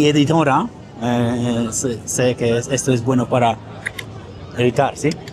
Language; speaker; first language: Spanish; non-native, learner; Polish